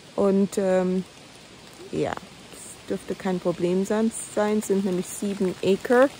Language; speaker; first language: German; native; German